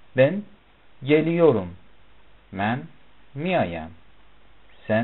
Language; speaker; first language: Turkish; non-native, fluent; Persian